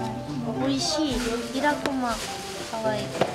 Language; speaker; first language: Japanese; non-native, learner; Korean